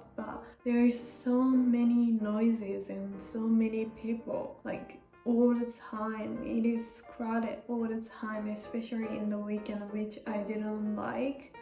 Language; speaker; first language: English; non-native, fluent; Japanese